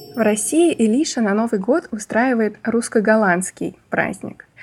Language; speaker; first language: Russian; non-native, fluent; Persian